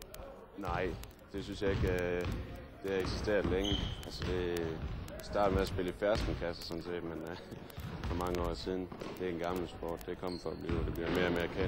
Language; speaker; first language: Danish; native; Danish